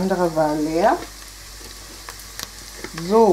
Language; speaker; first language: German; non-native, fluent; Akan